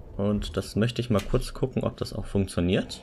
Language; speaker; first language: German; native; German